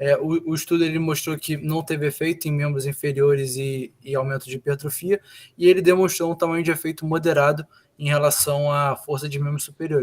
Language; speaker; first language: Portuguese; native; Portuguese